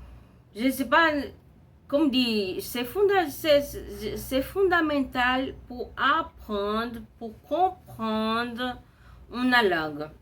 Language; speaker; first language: French; non-native, learner; Portuguese